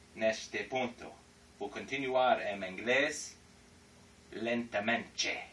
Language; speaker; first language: Portuguese; non-native, learner; English